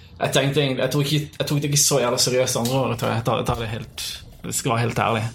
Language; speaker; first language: Norwegian; early bilingual, other home language; Bosnian